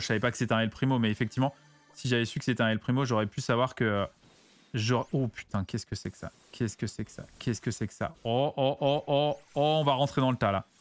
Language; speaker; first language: French; native; French